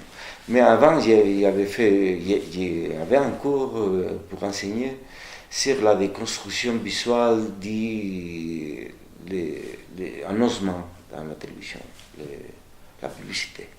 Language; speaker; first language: French; non-native, fluent; Spanish